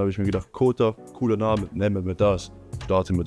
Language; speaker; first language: German; native; German